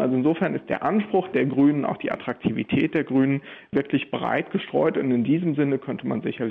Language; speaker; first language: German; native; German